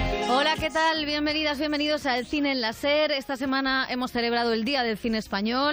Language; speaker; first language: Spanish; native; Spanish